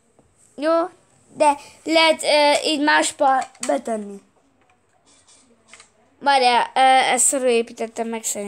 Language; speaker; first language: Hungarian; early bilingual, heritage; Hungarian